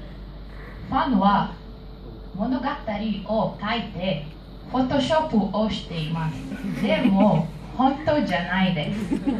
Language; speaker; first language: Japanese; non-native, learner; Hebrew